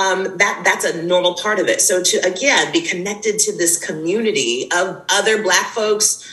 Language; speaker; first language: English; native; English